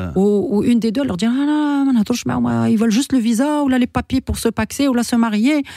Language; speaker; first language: French; non-native, local second language; Arabic